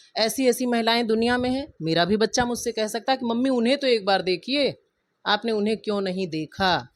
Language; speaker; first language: Hindi; native; Hindi